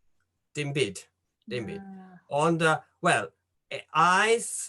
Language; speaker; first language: Welsh; non-native, fluent; Japanese